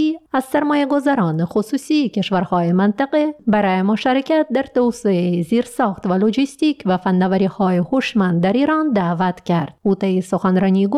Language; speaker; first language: Persian; native; Persian